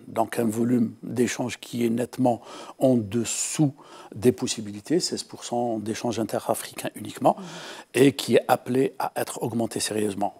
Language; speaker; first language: French; non-native, local second language; Arabic